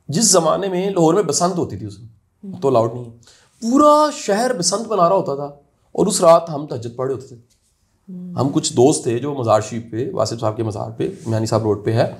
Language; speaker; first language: Urdu; non-native, local second language; Punjabi